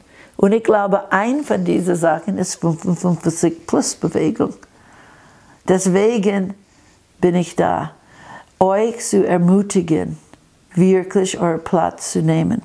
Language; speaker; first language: German; non-native, fluent; English